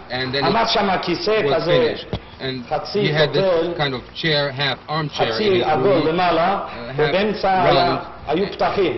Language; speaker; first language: Hebrew; non-native, fluent; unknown